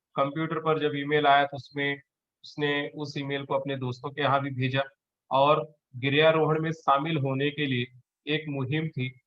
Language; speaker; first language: Hindi; non-native, local second language; Marathi